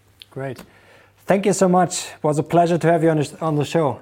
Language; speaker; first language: English; non-native, fluent; German